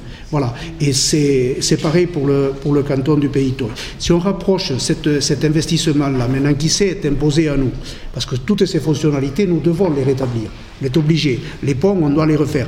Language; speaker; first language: French; native; French